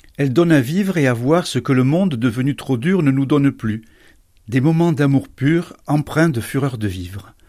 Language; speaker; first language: French; native; French